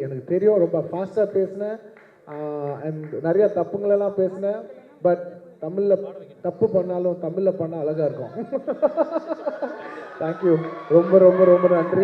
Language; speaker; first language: Tamil; non-native, local second language; Telugu